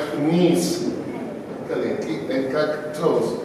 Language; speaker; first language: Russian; non-native, learner; Spanish